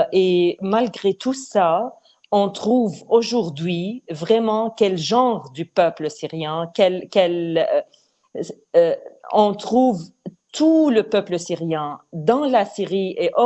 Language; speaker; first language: French; non-native, fluent; Arabic